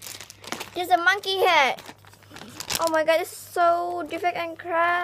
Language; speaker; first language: English; non-native, learner; Indonesian